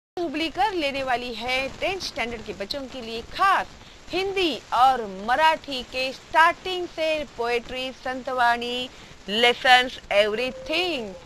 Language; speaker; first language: Hindi; non-native, local second language; Marathi